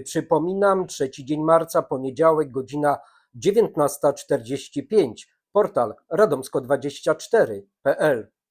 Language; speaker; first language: Polish; native; Polish